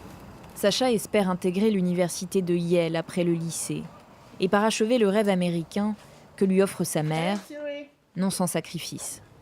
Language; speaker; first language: French; native; French